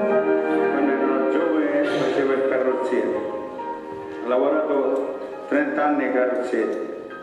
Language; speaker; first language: Italian; early bilingual, heritage; Italian